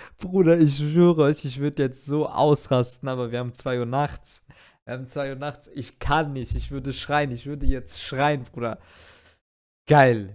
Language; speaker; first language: German; early bilingual, other home language; Turkish